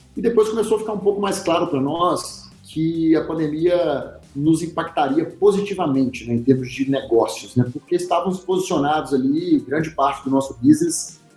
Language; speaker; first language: Portuguese; native; Portuguese